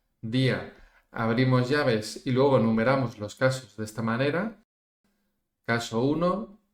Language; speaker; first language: Spanish; native; Spanish